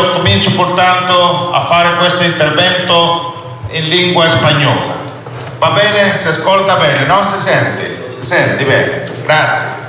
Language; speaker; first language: Italian; non-native, learner; Spanish